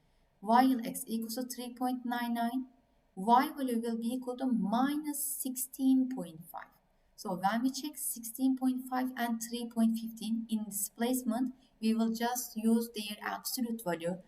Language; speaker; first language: English; non-native, fluent; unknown